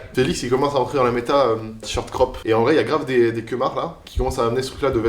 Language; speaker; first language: French; native; French